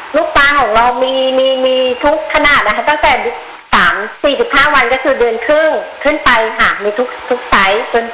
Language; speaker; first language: Thai; native; Thai